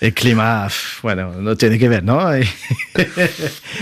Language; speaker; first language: Spanish; non-native, fluent; French